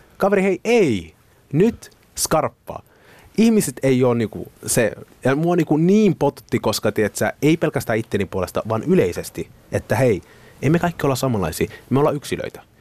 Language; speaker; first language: Finnish; early bilingual, other home language; Somali